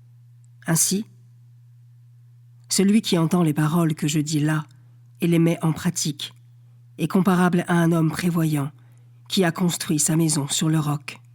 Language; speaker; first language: French; native; French